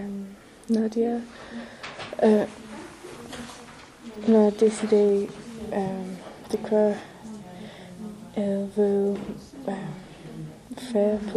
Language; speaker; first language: French; non-native, learner; English